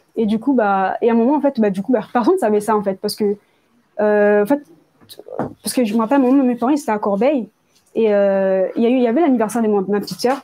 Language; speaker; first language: French; early bilingual, other home language; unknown